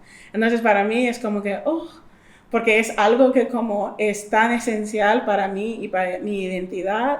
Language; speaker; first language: Spanish; non-native, fluent; English